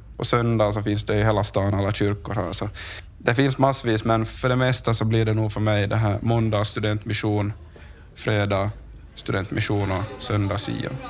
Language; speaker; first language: Swedish; native; Swedish